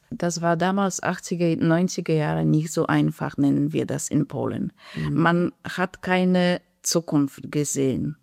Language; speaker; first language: German; non-native, fluent; Polish